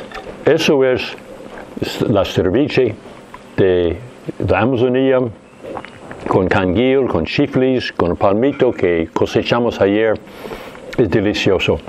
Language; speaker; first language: Spanish; non-native, fluent; English